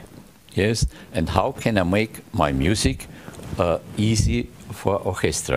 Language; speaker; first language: English; non-native, learner; German